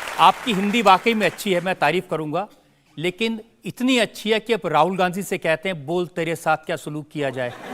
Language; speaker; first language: Hindi; native; Hindi